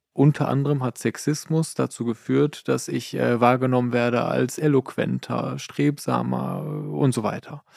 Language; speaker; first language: German; early bilingual, other home language; Persian